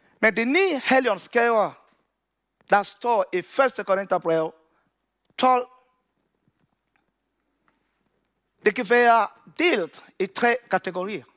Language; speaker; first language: Danish; non-native, learner; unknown